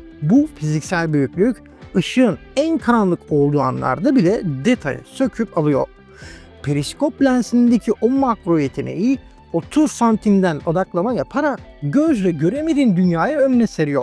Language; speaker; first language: Turkish; native; Turkish